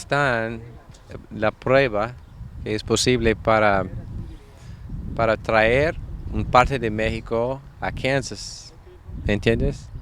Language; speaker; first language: Spanish; non-native, fluent; English